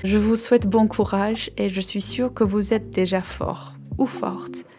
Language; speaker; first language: French; non-native, learner; English